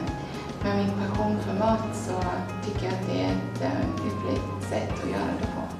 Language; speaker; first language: Swedish; early bilingual, other home language; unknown